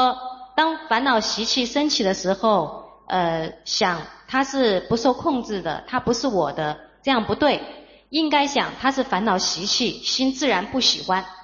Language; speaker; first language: Chinese; native; Chinese